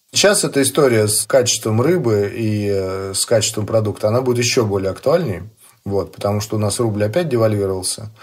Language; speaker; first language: Russian; native; Russian